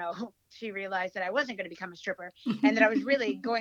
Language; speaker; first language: English; early bilingual, other home language; Hiligaynon